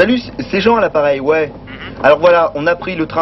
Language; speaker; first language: French; native; French